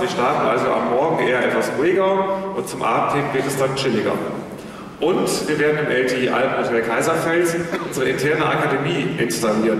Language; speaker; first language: German; native; German